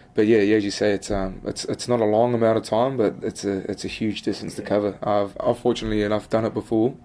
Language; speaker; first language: English; native; English